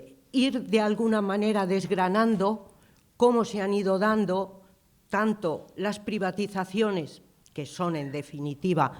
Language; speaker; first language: Spanish; native; Spanish